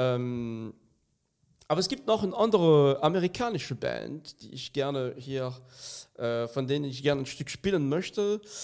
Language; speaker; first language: German; non-native, fluent; French